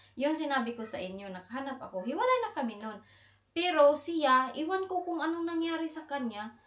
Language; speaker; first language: Filipino; non-native, local second language; Cebuano